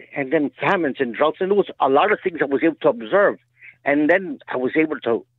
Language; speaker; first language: English; native; English